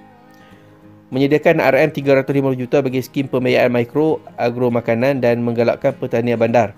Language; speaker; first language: Malay; native; Malay